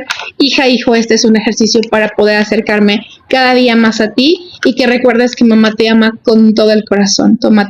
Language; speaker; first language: Spanish; native; Spanish